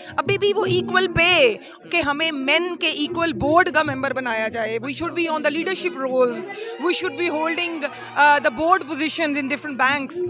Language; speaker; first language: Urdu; early bilingual, heritage; Urdu